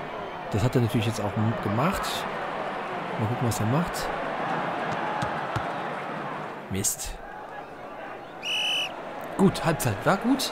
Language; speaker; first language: German; native; German